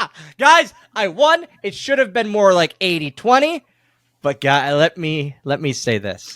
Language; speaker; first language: English; native; English